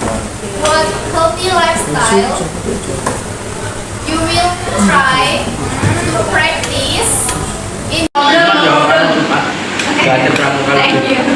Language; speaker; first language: English; non-native, fluent; Indonesian